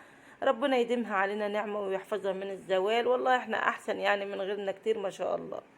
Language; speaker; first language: Arabic; native; Arabic